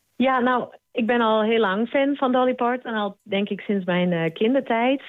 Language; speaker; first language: Dutch; non-native, local second language; Western Frisian